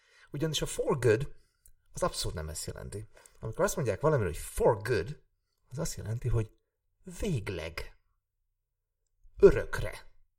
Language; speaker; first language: Hungarian; native; Hungarian